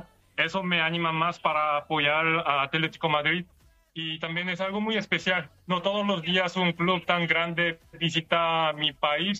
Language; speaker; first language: Spanish; non-native, learner; Korean